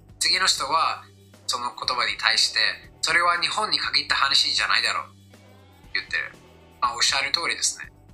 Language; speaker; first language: Japanese; non-native, fluent; English